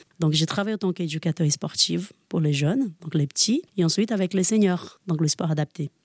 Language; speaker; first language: French; non-native, fluent; Portuguese